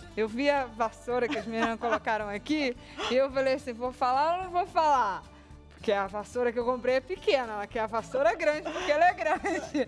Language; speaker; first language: Portuguese; native; Portuguese